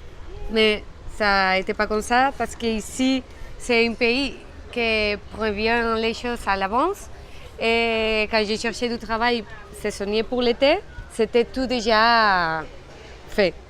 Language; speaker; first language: French; non-native, fluent; Spanish